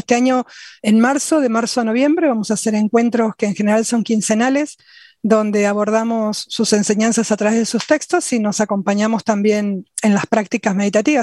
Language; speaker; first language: Spanish; native; Spanish